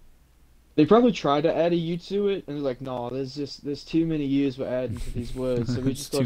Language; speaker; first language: English; native; English